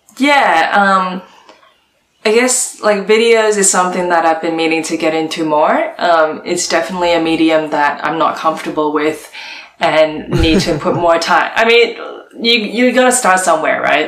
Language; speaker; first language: English; non-native, local second language; Cantonese